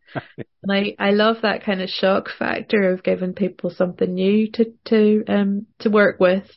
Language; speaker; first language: English; native; English